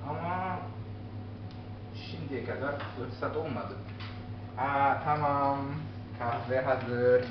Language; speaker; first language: Turkish; non-native, learner; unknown